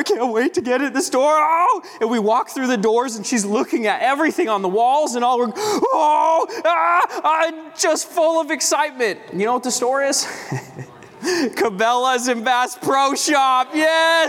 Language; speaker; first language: English; native; English